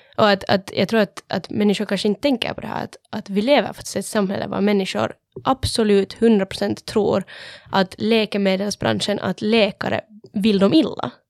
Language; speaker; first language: Swedish; native; Swedish